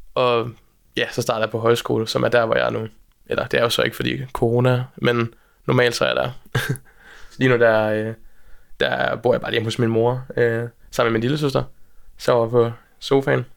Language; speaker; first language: Danish; native; Danish